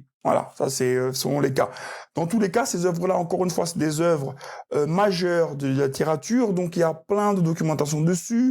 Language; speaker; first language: French; native; French